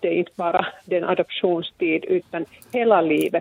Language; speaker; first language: Swedish; non-native, local second language; Finnish